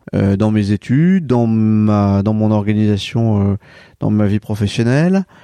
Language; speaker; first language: French; native; French